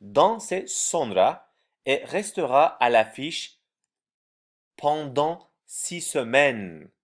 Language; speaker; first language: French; non-native, fluent; Turkish